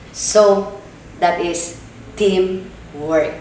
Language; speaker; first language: English; non-native, local second language; Filipino